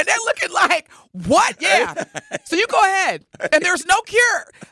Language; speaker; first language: English; native; English